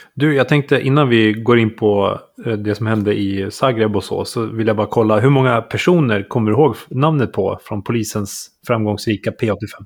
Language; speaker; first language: Swedish; native; Swedish